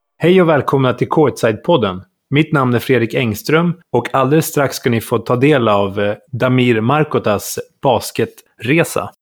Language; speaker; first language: Swedish; native; Swedish